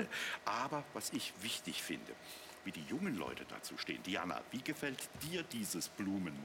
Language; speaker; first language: German; native; German